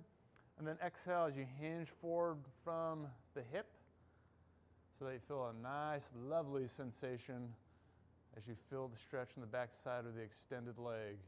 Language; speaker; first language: English; native; English